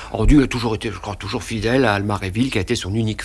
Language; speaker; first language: French; native; French